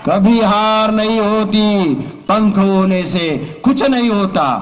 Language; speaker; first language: Hindi; non-native, local second language; Marathi